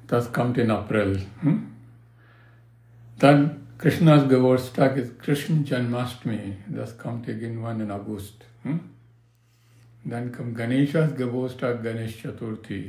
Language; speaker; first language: German; non-native, learner; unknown